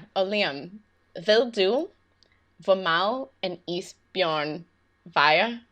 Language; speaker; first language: Danish; non-native, learner; English